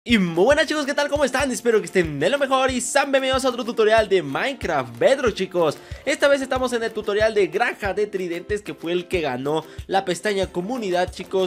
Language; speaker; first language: Spanish; native; Spanish